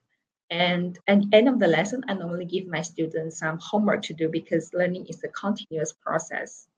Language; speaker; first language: English; non-native, local second language; Chinese